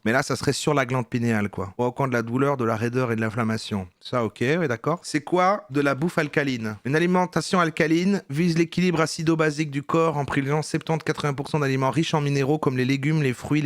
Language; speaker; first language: French; native; French